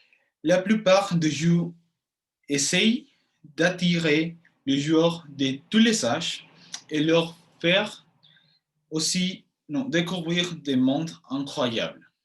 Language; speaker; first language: French; non-native, fluent; Spanish